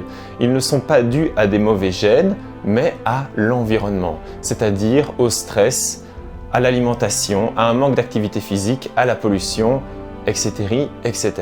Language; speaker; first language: French; native; French